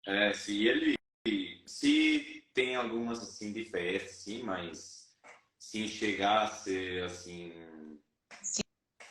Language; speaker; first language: Portuguese; non-native, fluent; Spanish